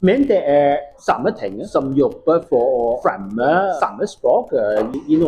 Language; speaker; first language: Norwegian; non-native, fluent; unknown